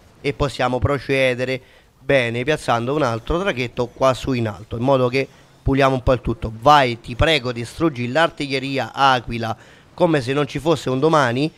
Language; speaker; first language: Italian; native; Italian